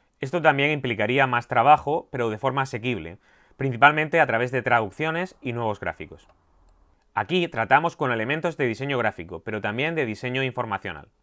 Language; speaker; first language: Spanish; native; Spanish